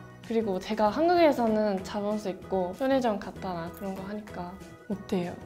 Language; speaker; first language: Korean; non-native, fluent; Japanese